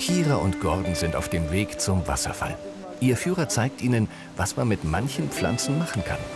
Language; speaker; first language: German; native; German